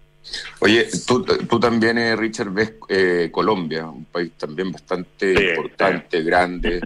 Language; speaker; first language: Spanish; native; Spanish